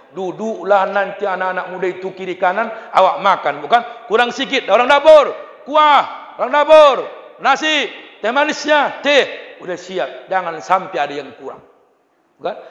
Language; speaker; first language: Malay; non-native, local second language; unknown